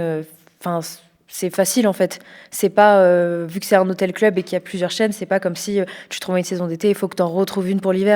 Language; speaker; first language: French; native; French